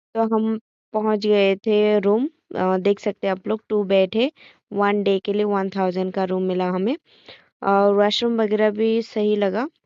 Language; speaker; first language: Hindi; non-native, local second language; Assamese